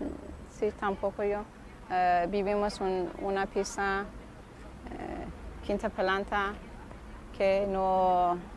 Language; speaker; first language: Spanish; non-native, learner; Persian